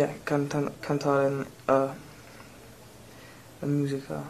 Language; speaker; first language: Spanish; non-native, learner; English